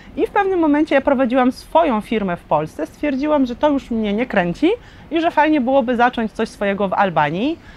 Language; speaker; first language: Polish; native; Polish